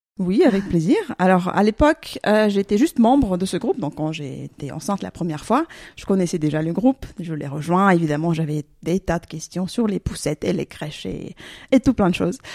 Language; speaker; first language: French; early bilingual, other home language; Russian